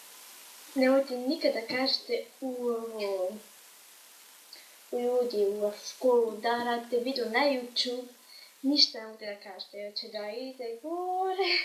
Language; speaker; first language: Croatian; early bilingual, heritage; Croatian